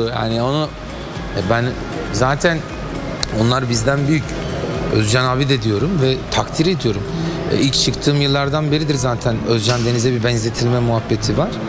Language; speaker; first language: Turkish; native; Turkish